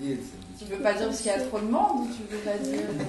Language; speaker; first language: French; native; French